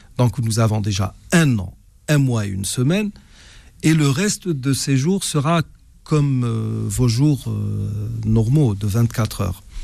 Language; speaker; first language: French; non-native, local second language; Arabic